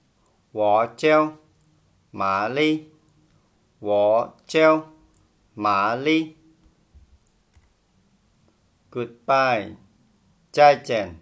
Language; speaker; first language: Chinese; non-native, fluent; Vietnamese